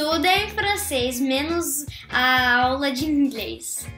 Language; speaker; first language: Portuguese; early bilingual, heritage; Portuguese